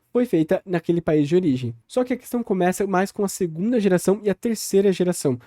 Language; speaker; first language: Portuguese; native; Portuguese